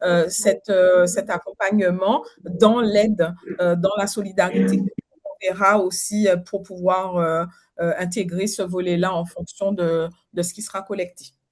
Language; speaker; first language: French; native; French